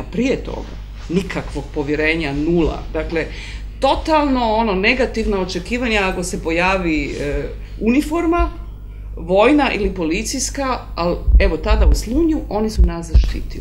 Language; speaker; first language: Croatian; native; Croatian